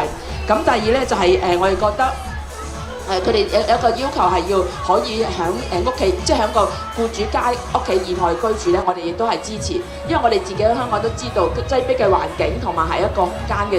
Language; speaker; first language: Cantonese; native; Cantonese